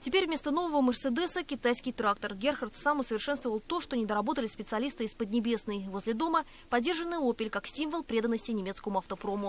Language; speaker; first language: Russian; native; Russian